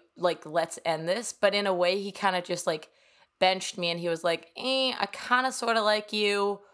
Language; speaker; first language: English; non-native, fluent; Danish